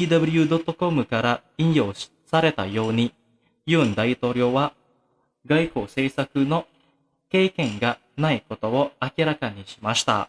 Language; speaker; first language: Japanese; non-native, fluent; Indonesian